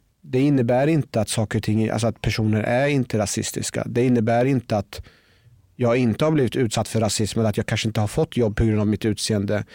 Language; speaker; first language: Swedish; early bilingual, other home language; Persian